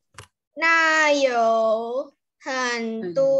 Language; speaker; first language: Chinese; non-native, learner; Thai